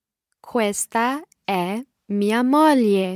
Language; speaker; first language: Italian; non-native, learner; English